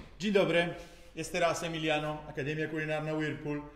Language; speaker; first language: Polish; non-native, learner; Italian